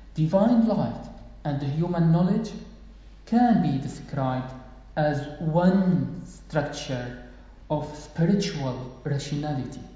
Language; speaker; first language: English; non-native, fluent; Arabic